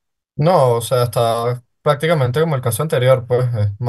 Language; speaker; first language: Spanish; native; Spanish